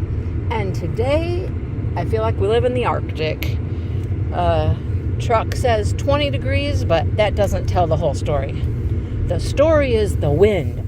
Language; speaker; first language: English; native; English